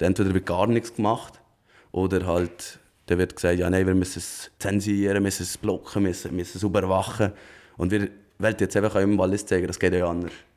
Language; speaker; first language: German; native; German